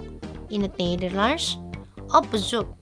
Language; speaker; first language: Dutch; non-native, fluent; Indonesian